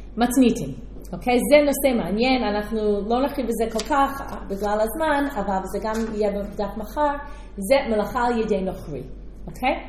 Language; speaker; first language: Hebrew; non-native, fluent; English